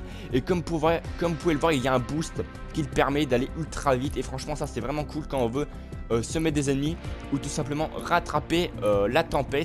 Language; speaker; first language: French; native; French